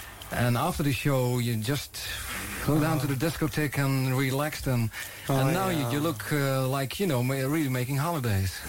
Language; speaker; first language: English; non-native, fluent; Dutch